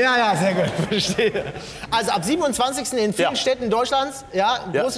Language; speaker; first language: German; native; German